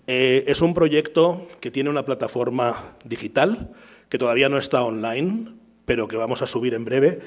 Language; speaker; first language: Spanish; native; Spanish